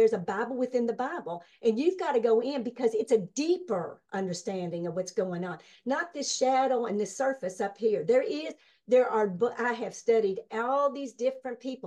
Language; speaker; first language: English; native; English